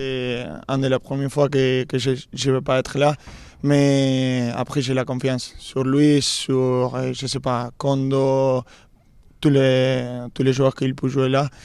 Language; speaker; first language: French; non-native, fluent; Spanish